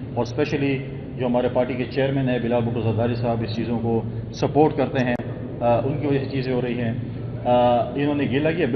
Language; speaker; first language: Urdu; non-native, local second language; Saraiki